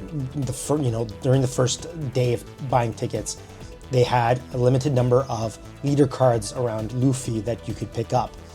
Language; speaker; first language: English; native; English